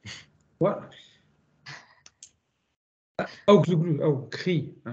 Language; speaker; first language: French; non-native, learner; German